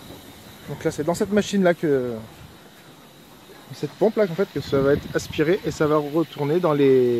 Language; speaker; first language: French; native; French